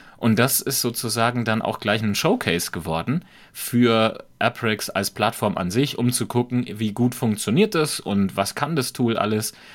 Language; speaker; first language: German; native; German